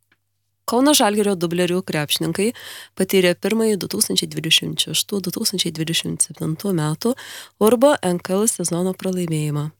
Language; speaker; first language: Lithuanian; native; Lithuanian